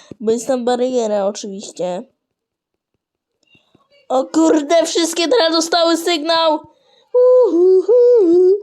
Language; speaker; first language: Polish; native; Polish